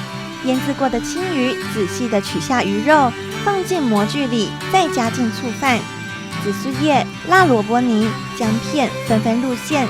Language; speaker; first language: Chinese; native; Chinese